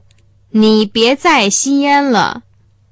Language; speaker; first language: Chinese; native; Chinese